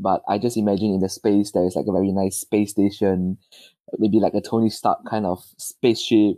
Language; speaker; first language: English; non-native, local second language; Chinese